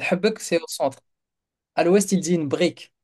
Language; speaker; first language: French; non-native, local second language; Kabyle